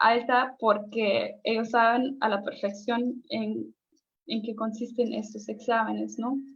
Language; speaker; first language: Spanish; non-native, fluent; German